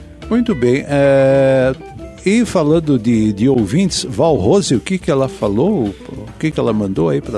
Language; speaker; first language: Portuguese; native; Portuguese